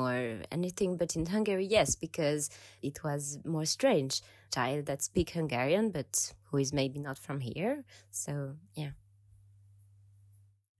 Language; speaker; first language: English; non-native, fluent; French